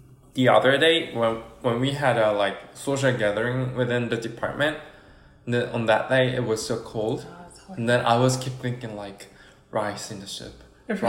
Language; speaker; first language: English; non-native, fluent; Korean